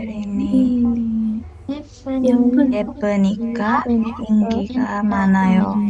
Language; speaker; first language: Korean; non-native, learner; Indonesian